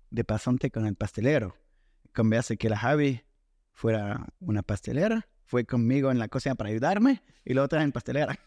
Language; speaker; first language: Spanish; non-native, fluent; French